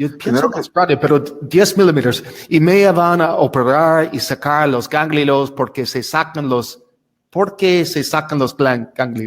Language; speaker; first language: Spanish; non-native, learner; English